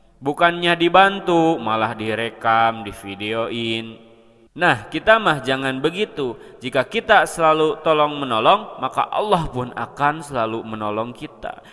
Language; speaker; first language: Indonesian; non-native, local second language; Sundanese